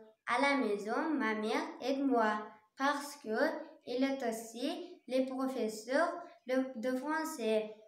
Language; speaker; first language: French; non-native, learner; Uzbek